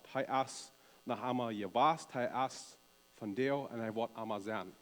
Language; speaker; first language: German; non-native, learner; Plautdietsch